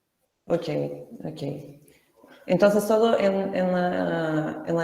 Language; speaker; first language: Spanish; non-native, fluent; Portuguese